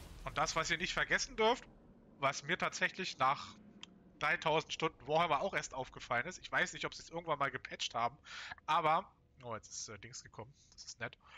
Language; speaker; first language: German; native; German